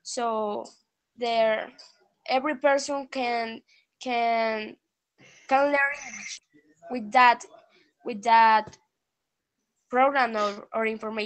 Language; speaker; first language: English; non-native, learner; Spanish